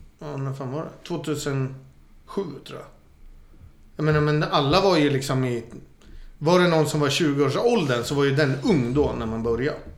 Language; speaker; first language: Swedish; native; Swedish